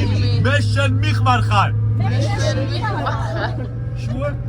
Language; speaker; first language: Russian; non-native, fluent; Georgian